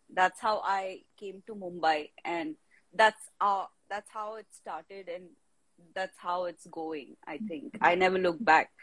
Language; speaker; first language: English; non-native, local second language; Marathi